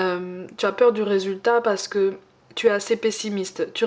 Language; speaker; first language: French; native; French